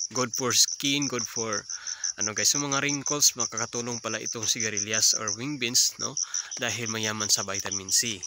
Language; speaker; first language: Filipino; non-native, local second language; Cebuano